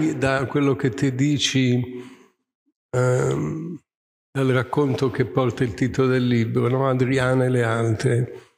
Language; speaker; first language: Italian; native; Italian